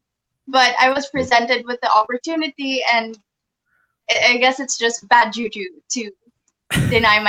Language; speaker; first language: English; non-native, local second language; Filipino